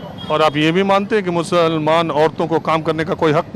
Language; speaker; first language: Hindi; native; Hindi